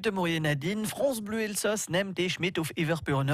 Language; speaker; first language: German; native; German